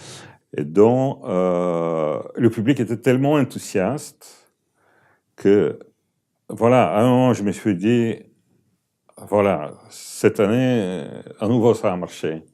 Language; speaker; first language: French; non-native, fluent; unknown